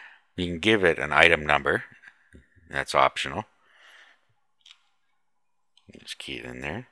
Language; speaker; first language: English; native; English